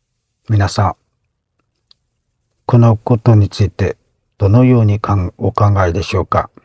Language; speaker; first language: Japanese; non-native, fluent; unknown